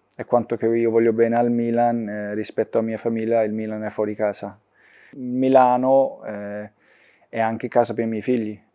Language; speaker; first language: Italian; non-native, fluent; Danish